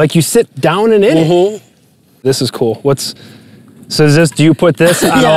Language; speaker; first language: English; native; English